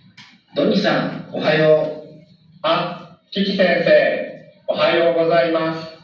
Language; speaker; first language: Japanese; non-native, learner; Indonesian